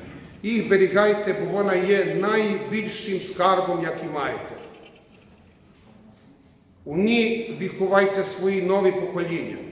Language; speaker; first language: Ukrainian; non-native, fluent; Croatian